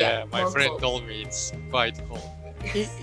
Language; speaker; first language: English; non-native, fluent; Russian